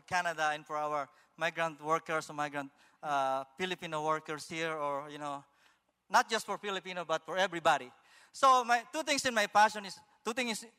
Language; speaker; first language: English; non-native, local second language; Filipino